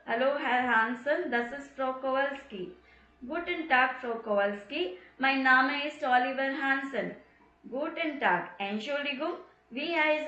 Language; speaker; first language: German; non-native, fluent; Tamil